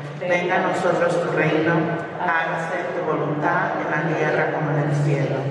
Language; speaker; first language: Spanish; early bilingual, heritage; Spanish